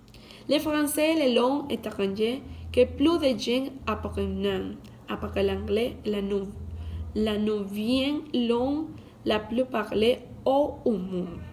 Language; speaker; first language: French; non-native, learner; Spanish